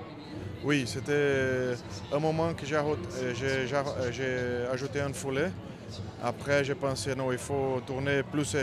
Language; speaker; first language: French; non-native, fluent; Portuguese